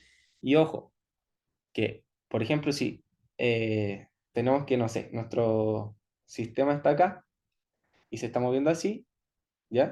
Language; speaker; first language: Spanish; native; Spanish